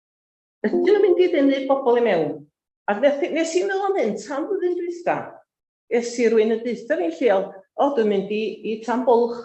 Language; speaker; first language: Welsh; native; Welsh